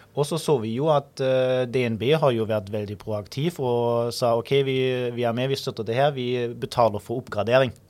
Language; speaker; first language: Norwegian; non-native, fluent; German